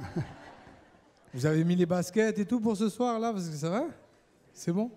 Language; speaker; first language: French; native; French